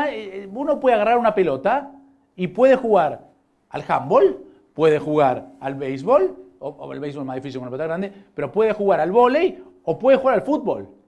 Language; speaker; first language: Spanish; native; Spanish